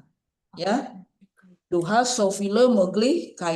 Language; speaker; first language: German; non-native, fluent; Indonesian